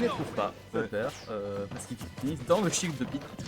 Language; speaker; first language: French; native; French